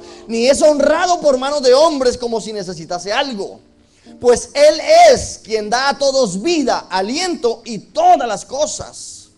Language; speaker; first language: Spanish; native; Spanish